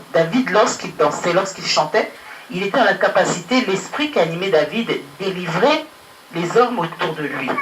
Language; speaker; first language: French; early bilingual, other home language; Lingala